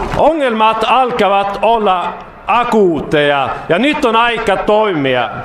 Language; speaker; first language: Finnish; non-native, fluent; Swedish